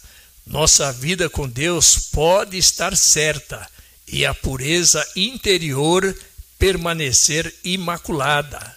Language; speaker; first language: Portuguese; native; Portuguese